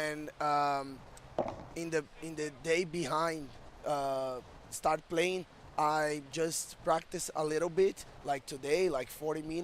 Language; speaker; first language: English; non-native, fluent; Portuguese